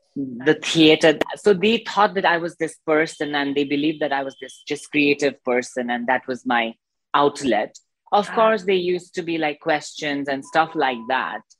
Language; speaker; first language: English; non-native, local second language; Nepali